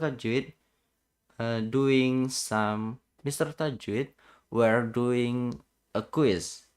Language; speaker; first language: English; non-native, learner; Indonesian